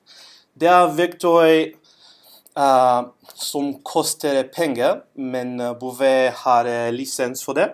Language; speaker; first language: Norwegian; non-native, learner; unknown